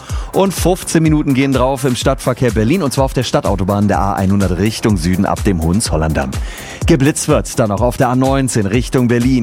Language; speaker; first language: German; native; German